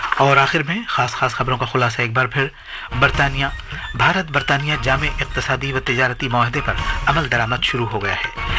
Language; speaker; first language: Urdu; native; Urdu